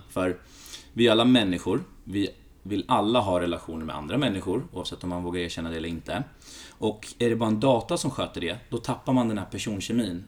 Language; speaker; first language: Swedish; early bilingual, other home language; Greek